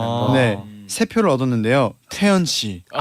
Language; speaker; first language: Korean; native; Korean